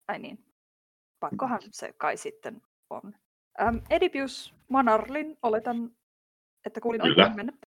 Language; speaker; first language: Finnish; native; Finnish